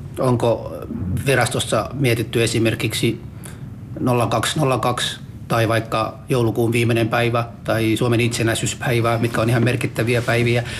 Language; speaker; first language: Finnish; non-native, fluent; Arabic